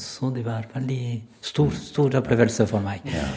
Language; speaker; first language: Norwegian; non-native, learner; French